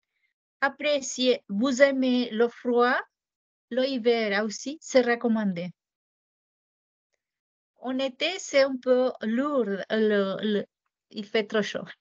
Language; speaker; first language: French; non-native, fluent; Japanese